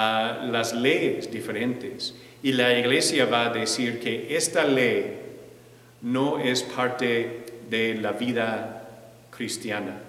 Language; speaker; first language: Spanish; non-native, fluent; English